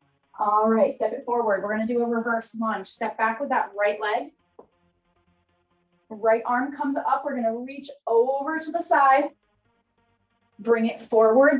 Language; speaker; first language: English; native; English